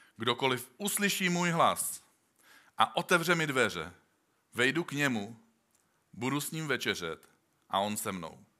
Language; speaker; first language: Czech; native; Czech